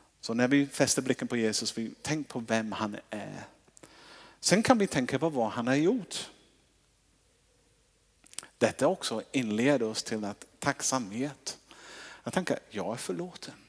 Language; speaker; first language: Swedish; non-native, fluent; English